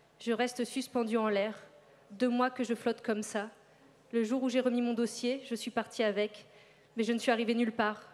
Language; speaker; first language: French; native; French